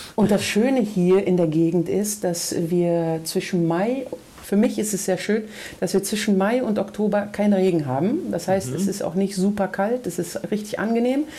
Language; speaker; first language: German; native; German